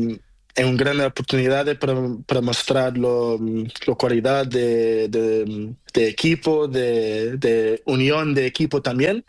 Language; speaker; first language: Spanish; non-native, learner; Portuguese